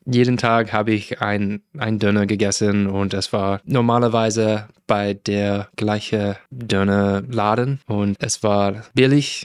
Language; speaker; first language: German; non-native, learner; English